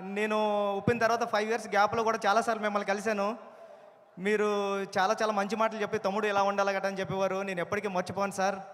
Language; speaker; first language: Telugu; native; Telugu